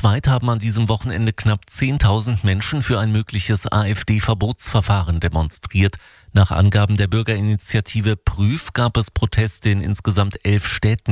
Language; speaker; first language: German; native; German